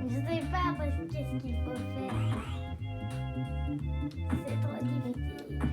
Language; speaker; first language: French; non-native, learner; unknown